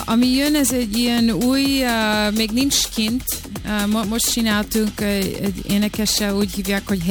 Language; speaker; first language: Hungarian; early bilingual, heritage; Hungarian